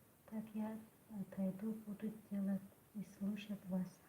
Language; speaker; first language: Russian; non-native, learner; Tajik